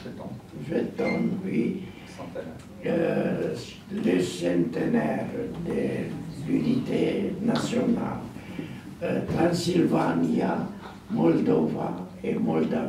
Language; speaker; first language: French; non-native, learner; Romanian